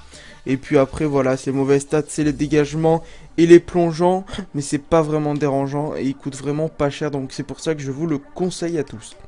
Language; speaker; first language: French; native; French